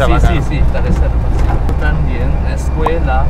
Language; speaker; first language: Spanish; non-native, learner; Chavacano